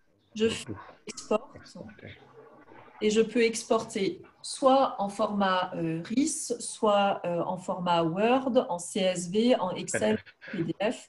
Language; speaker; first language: French; native; French